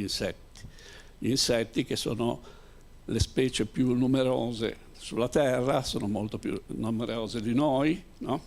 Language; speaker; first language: Italian; native; Italian